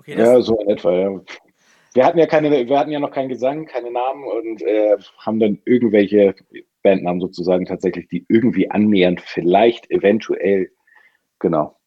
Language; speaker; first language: German; native; German